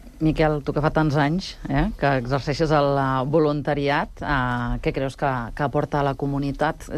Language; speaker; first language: Catalan; native; Catalan